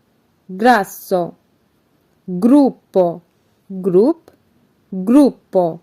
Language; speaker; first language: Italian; non-native, fluent; Bangla